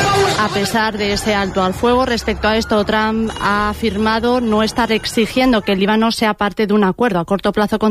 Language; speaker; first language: Spanish; native; Spanish